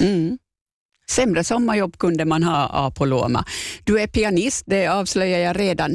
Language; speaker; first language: Swedish; native; Swedish